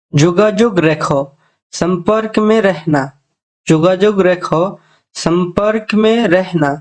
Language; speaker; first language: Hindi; non-native, learner; Bangla